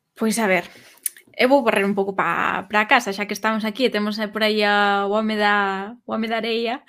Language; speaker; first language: Galician; native; Galician